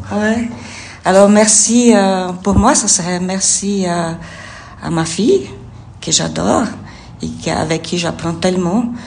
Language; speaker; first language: French; non-native, fluent; Portuguese